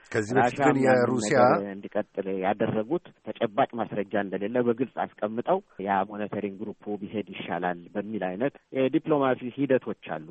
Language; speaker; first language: Amharic; non-native, local second language; Tigrinya